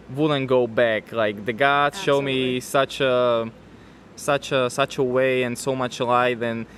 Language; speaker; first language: English; non-native, fluent; Slovak